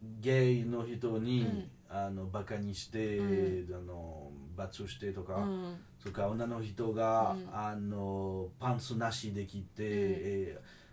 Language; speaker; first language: Japanese; non-native, fluent; French